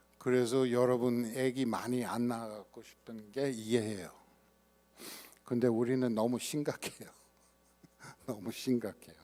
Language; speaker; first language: Korean; non-native, fluent; English